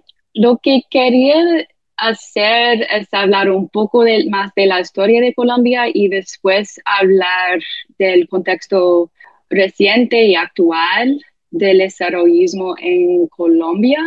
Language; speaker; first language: Spanish; non-native, fluent; English